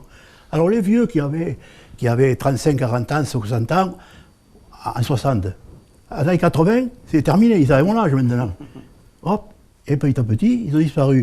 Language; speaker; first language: French; native; French